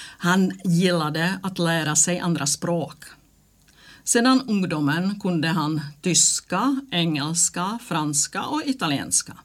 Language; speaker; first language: Swedish; non-native, fluent; Czech